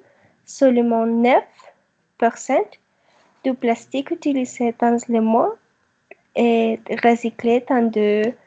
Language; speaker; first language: French; non-native, learner; Spanish